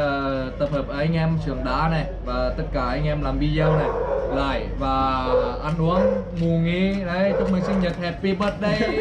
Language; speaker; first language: Vietnamese; native; Vietnamese